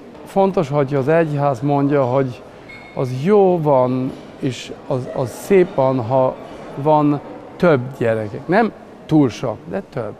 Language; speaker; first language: Hungarian; non-native, learner; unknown